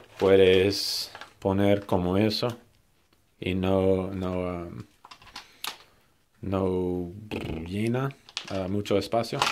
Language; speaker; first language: Spanish; non-native, learner; English